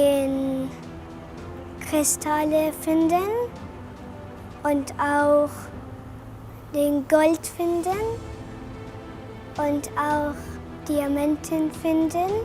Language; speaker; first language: German; non-native, learner; Arabic